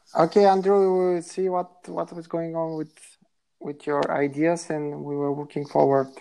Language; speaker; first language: English; non-native, fluent; Bulgarian